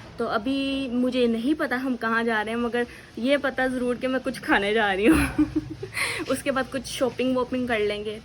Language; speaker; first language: Hindi; native; Hindi